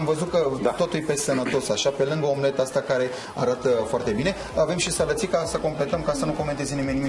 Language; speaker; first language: Romanian; native; Romanian